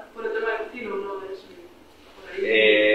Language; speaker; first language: Spanish; native; Spanish